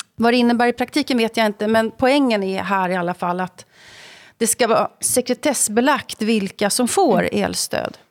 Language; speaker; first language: Swedish; native; Swedish